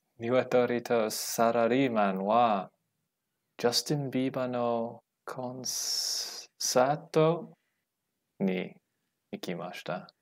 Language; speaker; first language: Japanese; non-native, learner; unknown